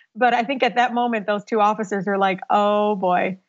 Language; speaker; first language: English; native; English